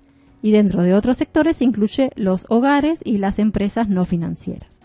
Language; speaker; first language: Spanish; native; Spanish